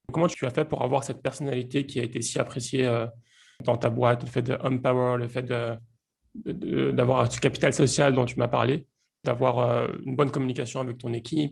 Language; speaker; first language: French; native; French